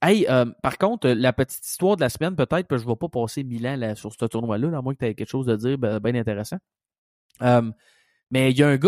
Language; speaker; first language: French; native; French